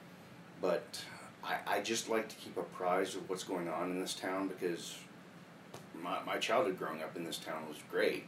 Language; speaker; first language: English; native; English